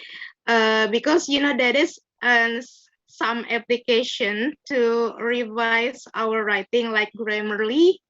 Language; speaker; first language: English; non-native, learner; Indonesian